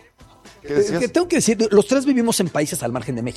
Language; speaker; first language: Spanish; native; Spanish